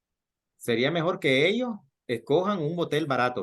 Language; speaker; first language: Spanish; native; Spanish